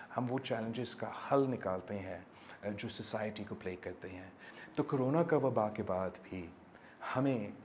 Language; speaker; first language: Urdu; non-native, local second language; English